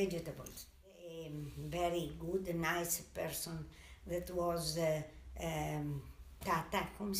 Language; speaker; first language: English; non-native, learner; Italian